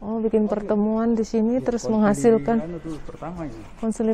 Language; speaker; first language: Indonesian; native; Indonesian